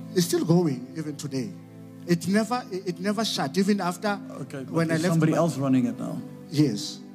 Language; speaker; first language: English; non-native, local second language; Southern Sotho